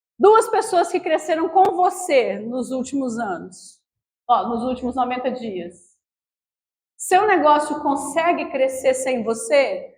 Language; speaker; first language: Portuguese; native; Portuguese